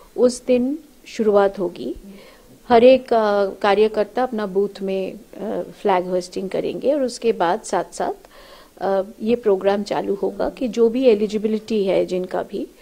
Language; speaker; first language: Hindi; non-native, local second language; Bangla